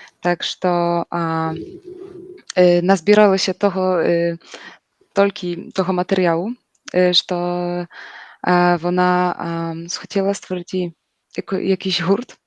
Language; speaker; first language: Ukrainian; non-native, local second language; Polish